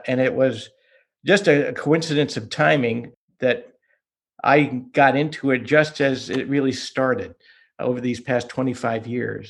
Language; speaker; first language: English; early bilingual, other home language; Hungarian